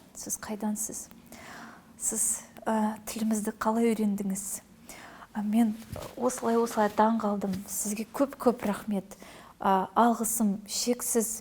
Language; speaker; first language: Kazakh; non-native, local second language; Russian